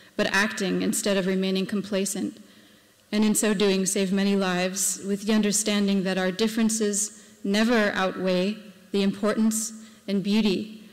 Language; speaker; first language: English; native; English